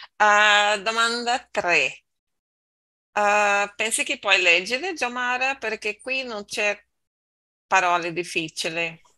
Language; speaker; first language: Italian; non-native, learner; Portuguese